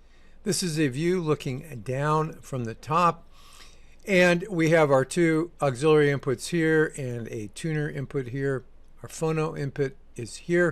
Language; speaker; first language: English; native; English